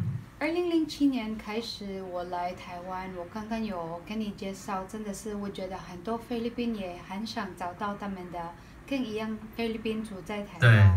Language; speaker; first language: Chinese; non-native, learner; Filipino